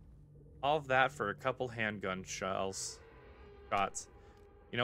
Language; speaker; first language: English; native; English